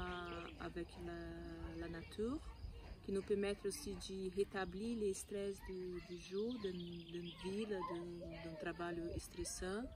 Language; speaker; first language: French; non-native, fluent; Portuguese